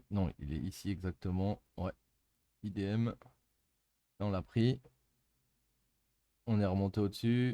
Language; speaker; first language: French; native; French